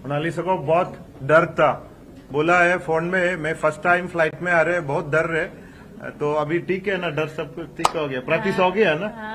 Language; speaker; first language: Hindi; non-native, local second language; Malayalam